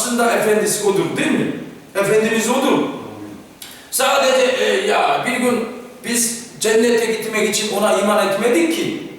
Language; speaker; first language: Turkish; non-native, fluent; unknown